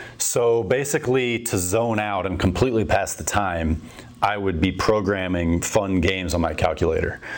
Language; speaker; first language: English; native; English